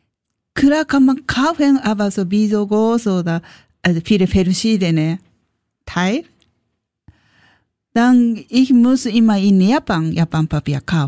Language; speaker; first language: German; non-native, learner; Japanese